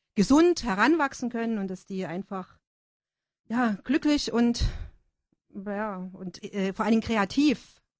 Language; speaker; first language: German; native; German